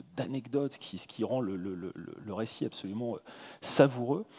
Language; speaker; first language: French; native; French